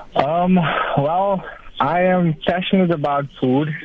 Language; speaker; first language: English; native; English